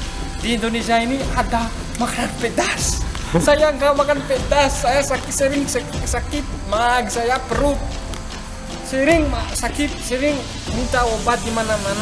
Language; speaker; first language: Indonesian; non-native, learner; Malagasy